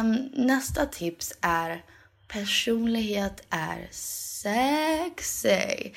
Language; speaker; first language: Swedish; early bilingual, heritage; Swedish